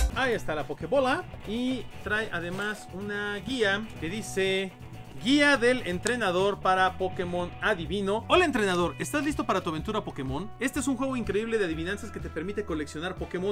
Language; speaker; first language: Spanish; native; Spanish